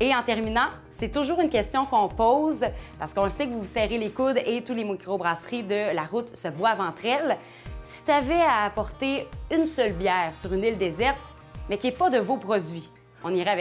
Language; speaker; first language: French; native; French